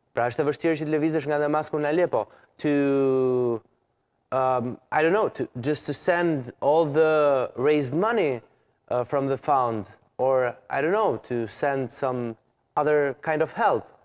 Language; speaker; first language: Albanian; native; Albanian